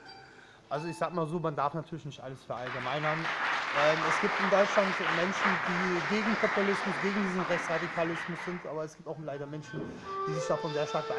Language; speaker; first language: German; early bilingual, other home language; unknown